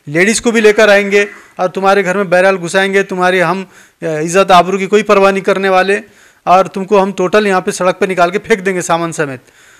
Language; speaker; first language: Hindi; non-native, local second language; Urdu